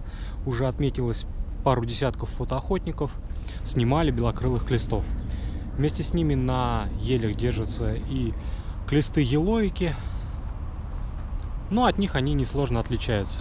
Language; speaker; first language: Russian; native; Russian